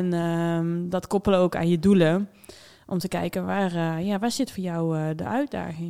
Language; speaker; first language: Dutch; native; Dutch